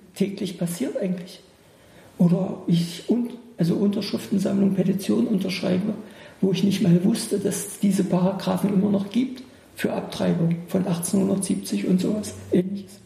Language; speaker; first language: German; native; German